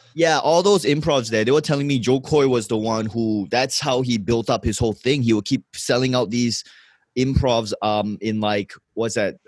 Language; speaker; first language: English; native; English